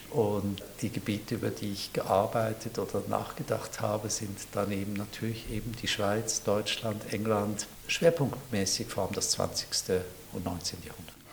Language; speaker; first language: German; native; German